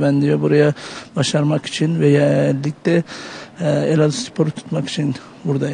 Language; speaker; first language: Turkish; early bilingual, heritage; Turkish